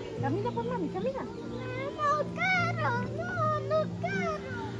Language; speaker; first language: Spanish; early bilingual, other home language; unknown